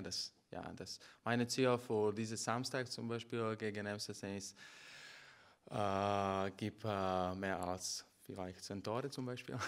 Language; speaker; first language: German; non-native, learner; Slovak